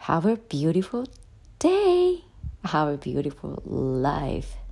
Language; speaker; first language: English; non-native, learner; Japanese